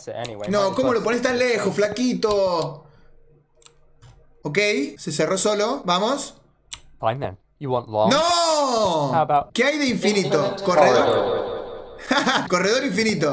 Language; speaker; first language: Spanish; native; Spanish